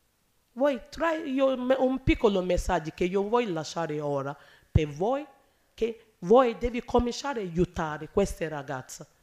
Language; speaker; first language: Italian; non-native, learner; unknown